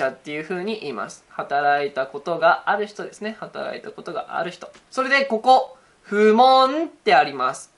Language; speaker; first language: Japanese; native; Japanese